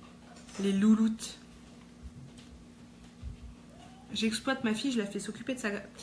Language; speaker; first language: French; native; French